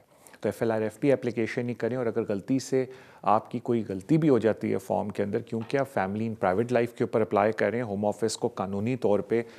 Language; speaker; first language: Urdu; native; Urdu